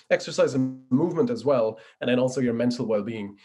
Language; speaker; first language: English; native; English